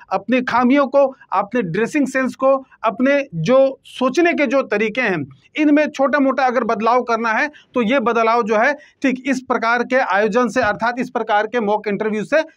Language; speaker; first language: Hindi; native; Hindi